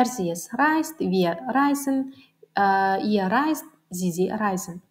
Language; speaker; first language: German; non-native, learner; Turkmen